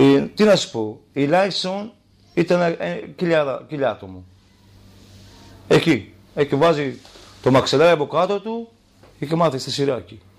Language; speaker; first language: Greek; non-native, learner; Kurdish